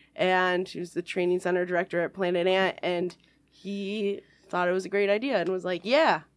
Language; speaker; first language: English; native; English